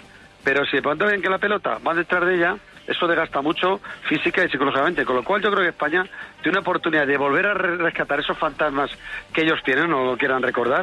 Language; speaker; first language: Spanish; native; Spanish